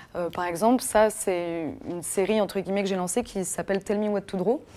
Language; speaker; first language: French; native; French